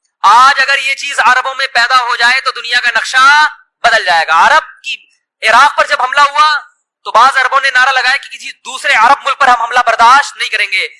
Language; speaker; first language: Urdu; native; Urdu